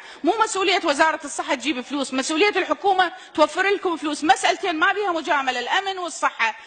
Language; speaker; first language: Arabic; native; Arabic